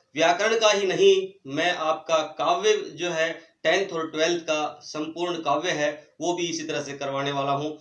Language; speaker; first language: Hindi; native; Hindi